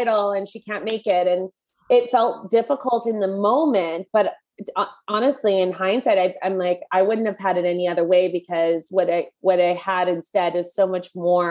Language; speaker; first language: English; native; English